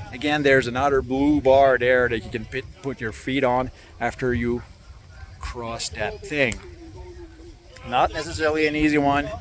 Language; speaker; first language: English; non-native, local second language; French